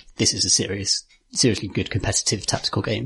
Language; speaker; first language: English; native; English